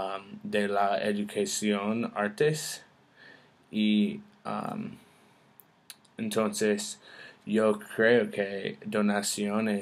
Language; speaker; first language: Spanish; non-native, learner; English